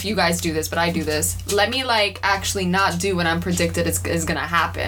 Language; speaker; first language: English; early bilingual, other home language; Albanian